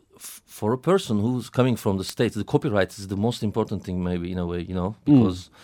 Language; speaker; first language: English; non-native, fluent; Turkish